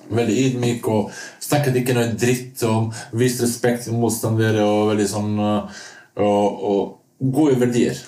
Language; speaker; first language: Norwegian; non-native, fluent; Bosnian